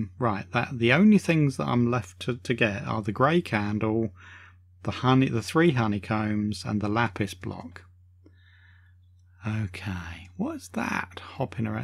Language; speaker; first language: English; native; English